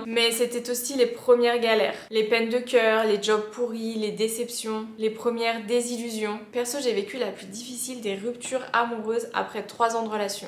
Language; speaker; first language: French; native; French